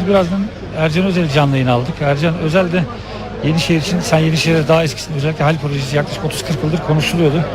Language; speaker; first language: Turkish; native; Turkish